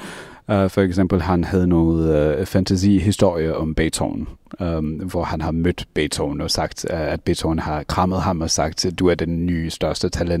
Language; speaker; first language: Danish; non-native, fluent; English